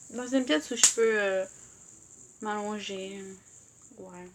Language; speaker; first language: French; native; French